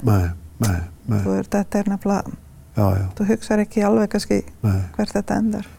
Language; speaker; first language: Icelandic; non-native, fluent; Serbian